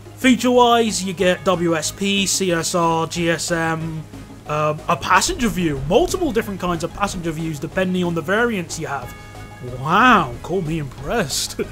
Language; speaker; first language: English; native; English